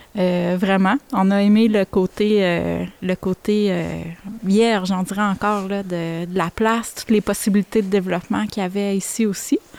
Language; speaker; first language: French; native; French